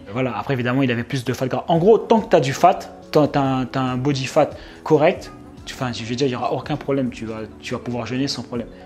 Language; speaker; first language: French; native; French